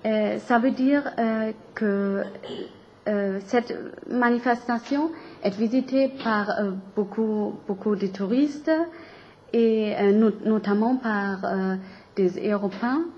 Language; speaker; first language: French; non-native, learner; German